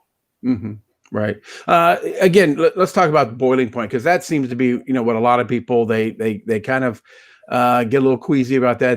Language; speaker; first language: English; native; English